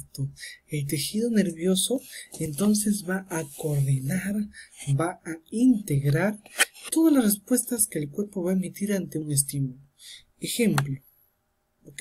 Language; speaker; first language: Spanish; native; Spanish